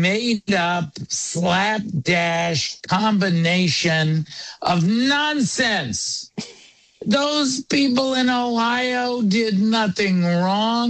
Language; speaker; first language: English; non-native, local second language; Yiddish